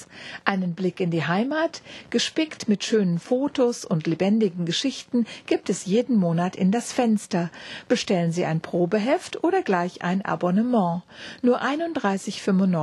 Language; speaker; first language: German; native; German